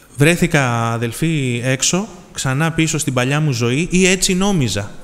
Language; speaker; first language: Greek; native; Greek